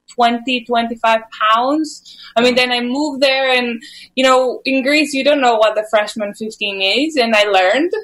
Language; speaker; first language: English; non-native, fluent; Greek